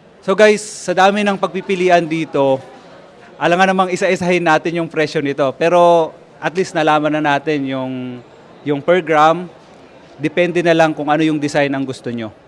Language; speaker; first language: Filipino; native; Filipino